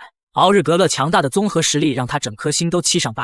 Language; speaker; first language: Chinese; native; Chinese